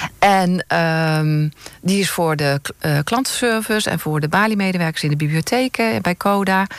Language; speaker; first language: Dutch; native; Dutch